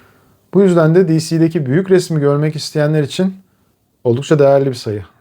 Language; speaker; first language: Turkish; native; Turkish